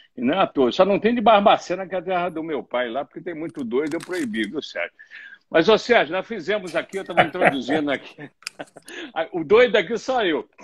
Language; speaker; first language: Portuguese; native; Portuguese